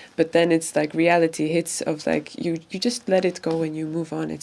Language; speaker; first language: English; non-native, fluent; Latvian